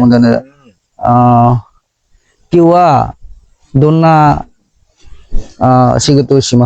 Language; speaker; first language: Japanese; non-native, learner; Bangla